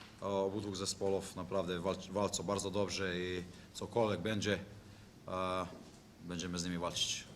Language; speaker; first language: Polish; non-native, learner; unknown